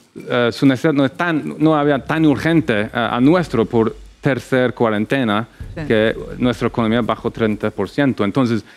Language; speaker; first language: Spanish; non-native, fluent; English